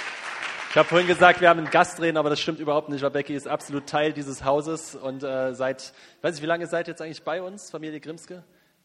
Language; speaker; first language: German; native; German